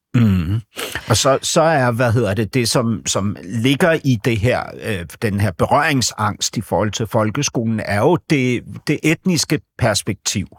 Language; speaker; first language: Danish; native; Danish